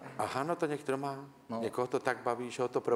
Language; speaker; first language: Czech; native; Czech